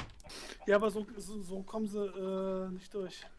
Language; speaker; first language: German; native; German